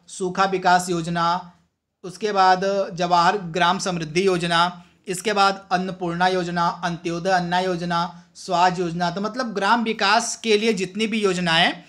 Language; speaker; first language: Hindi; native; Hindi